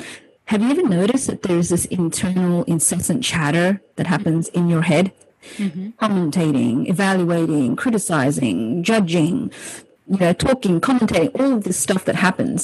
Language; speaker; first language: English; native; English